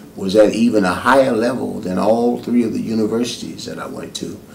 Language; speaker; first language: English; native; English